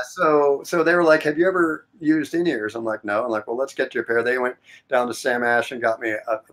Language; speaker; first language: English; native; English